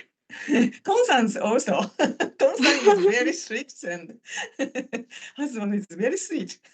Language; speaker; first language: English; non-native, fluent; Japanese